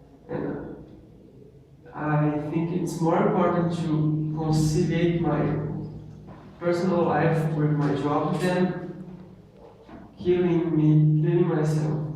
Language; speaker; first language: English; non-native, learner; Portuguese